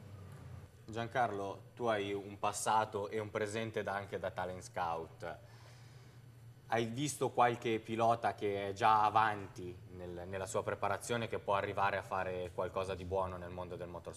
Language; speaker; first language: Italian; native; Italian